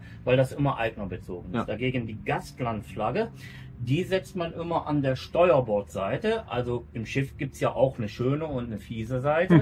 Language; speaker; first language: German; native; German